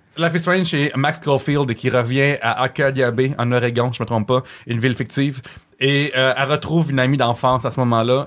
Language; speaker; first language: French; native; French